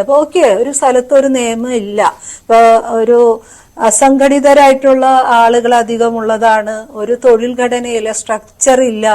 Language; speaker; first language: Malayalam; native; Malayalam